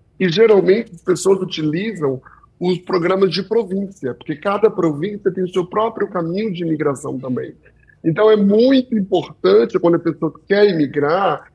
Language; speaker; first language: Portuguese; early bilingual, heritage; Portuguese